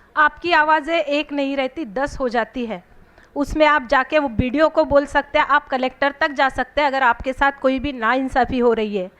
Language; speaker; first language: Hindi; non-native, local second language; Marathi